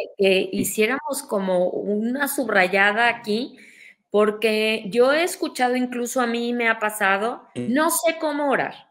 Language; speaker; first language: Spanish; native; Spanish